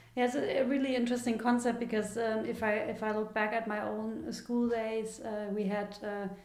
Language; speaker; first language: English; non-native, fluent; German